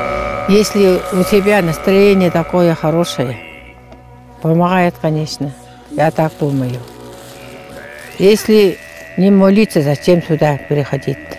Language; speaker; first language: Russian; non-native, local second language; Tuvinian